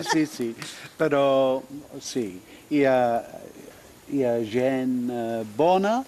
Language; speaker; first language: Catalan; non-native, fluent; English